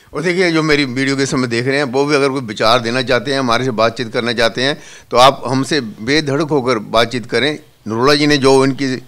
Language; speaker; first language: Hindi; non-native, local second language; Punjabi